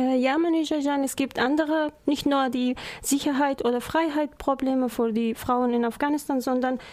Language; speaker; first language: German; non-native, learner; Persian